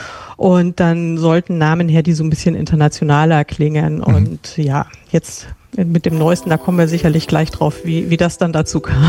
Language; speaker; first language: German; native; German